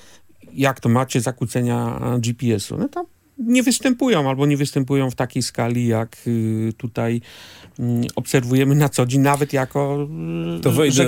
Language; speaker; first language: Polish; native; Polish